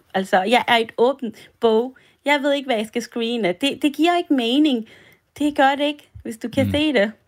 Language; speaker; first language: Danish; early bilingual, other home language; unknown